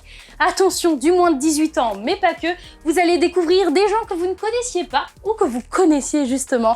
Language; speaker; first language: French; native; French